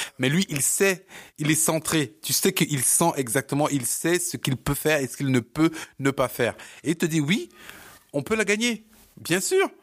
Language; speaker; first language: French; early bilingual, other home language; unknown